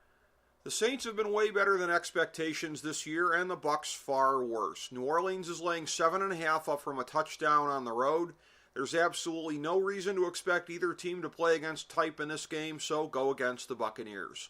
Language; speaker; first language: English; native; English